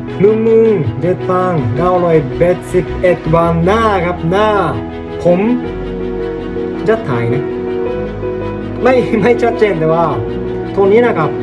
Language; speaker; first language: Thai; non-native, learner; Japanese